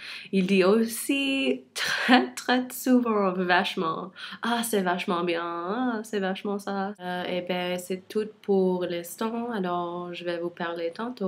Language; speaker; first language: French; non-native, local second language; English